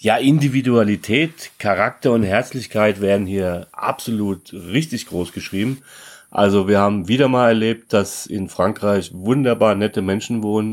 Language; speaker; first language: German; native; German